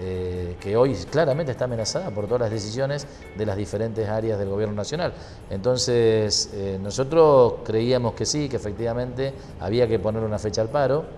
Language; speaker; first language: Spanish; native; Spanish